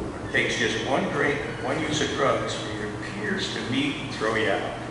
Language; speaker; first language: English; native; English